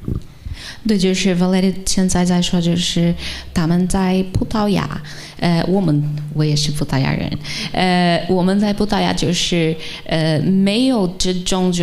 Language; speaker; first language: Chinese; non-native, fluent; Portuguese